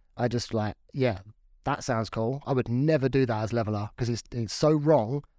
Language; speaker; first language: English; native; English